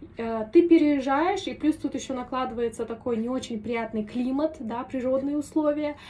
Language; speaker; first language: Russian; native; Russian